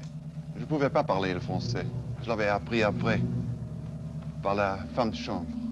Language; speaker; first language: French; non-native, fluent; German